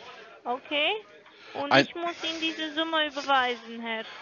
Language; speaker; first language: German; non-native, learner; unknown